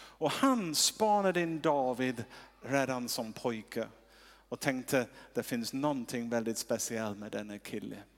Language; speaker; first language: Swedish; non-native, fluent; English